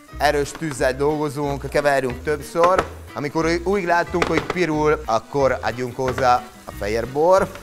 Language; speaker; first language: Hungarian; non-native, fluent; Italian